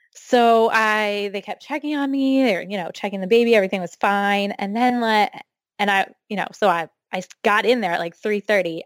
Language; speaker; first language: English; native; English